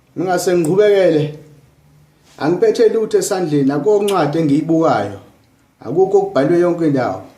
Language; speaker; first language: Zulu; non-native, local second language; English